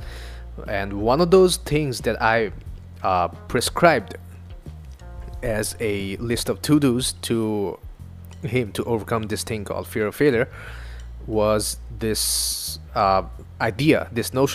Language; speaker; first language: English; non-native, local second language; Assamese